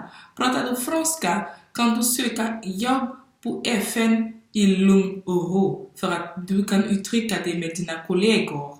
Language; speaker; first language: Swedish; non-native, fluent; French